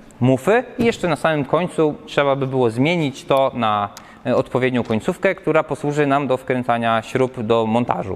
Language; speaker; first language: Polish; native; Polish